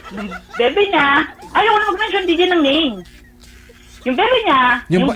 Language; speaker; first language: Filipino; native; Filipino